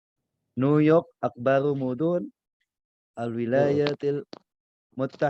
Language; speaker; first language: Arabic; non-native, learner; Indonesian